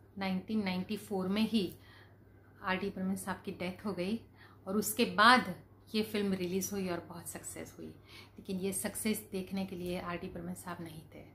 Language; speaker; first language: Hindi; non-native, local second language; Gujarati